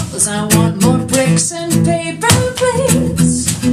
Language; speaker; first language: English; native; English